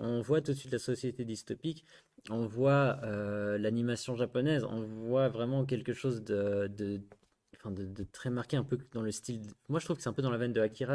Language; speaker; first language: French; native; French